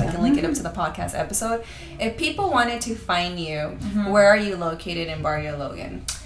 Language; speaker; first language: English; early bilingual, other home language; Spanish